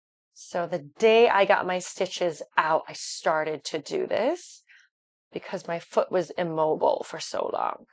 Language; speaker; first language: English; native; English